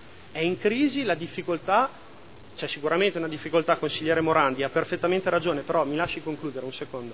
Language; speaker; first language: Italian; native; Italian